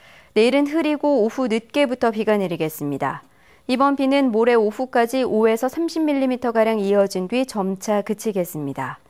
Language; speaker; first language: Korean; native; Korean